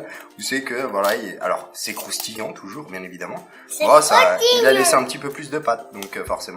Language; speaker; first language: French; native; French